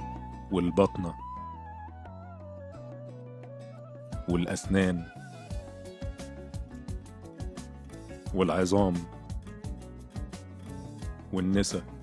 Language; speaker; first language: Arabic; native; Arabic